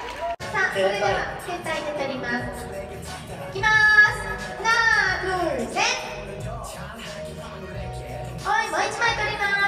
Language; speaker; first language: Japanese; native; Japanese